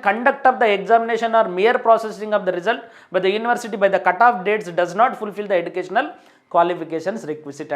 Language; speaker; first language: English; non-native, local second language; Telugu